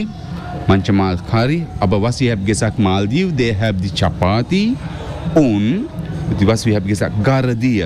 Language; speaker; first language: German; non-native, learner; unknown